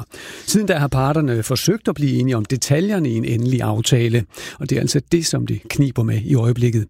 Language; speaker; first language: Danish; native; Danish